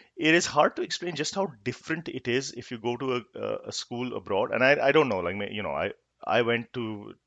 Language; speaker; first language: English; non-native, local second language; Hindi